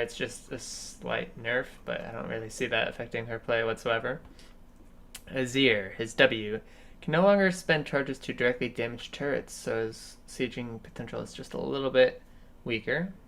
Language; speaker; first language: English; native; English